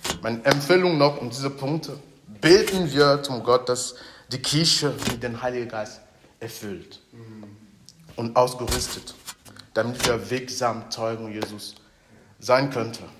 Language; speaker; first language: German; non-native, fluent; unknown